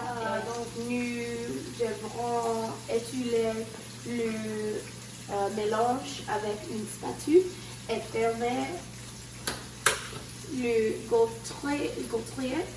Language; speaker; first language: French; non-native, learner; English